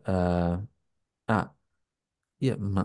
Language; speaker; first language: French; non-native, learner; Spanish